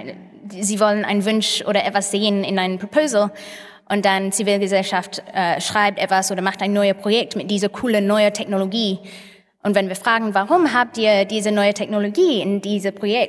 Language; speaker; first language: German; non-native, fluent; English